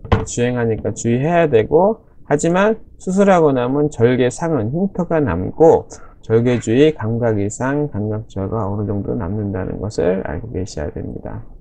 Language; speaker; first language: Korean; native; Korean